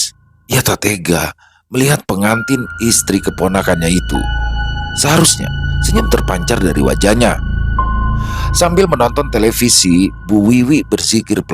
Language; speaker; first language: Indonesian; native; Indonesian